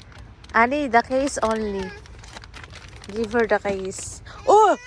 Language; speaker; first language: English; non-native, local second language; Filipino